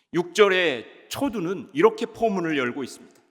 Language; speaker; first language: Korean; native; Korean